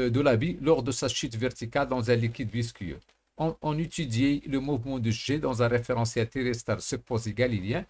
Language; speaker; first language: French; non-native, local second language; Arabic